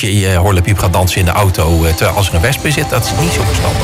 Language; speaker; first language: Dutch; native; Dutch